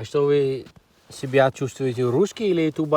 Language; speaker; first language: Russian; non-native, fluent; Dutch